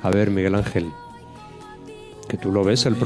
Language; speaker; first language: Spanish; native; Spanish